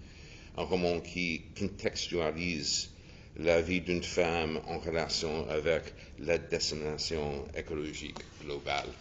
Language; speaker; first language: French; non-native, fluent; English